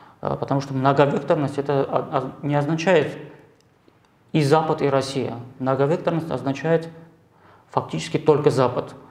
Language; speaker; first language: Russian; non-native, local second language; Armenian